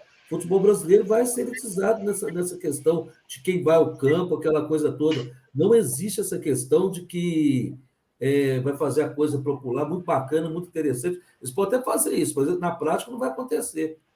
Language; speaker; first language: Portuguese; native; Portuguese